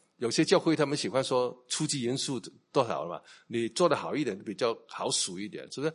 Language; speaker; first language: Chinese; non-native, local second language; Cantonese